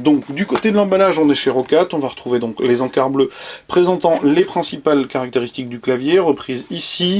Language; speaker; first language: French; native; French